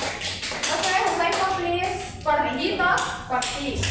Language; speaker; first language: English; non-native, learner; Indonesian